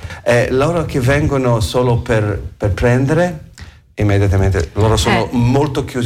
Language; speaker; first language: Italian; non-native, learner; English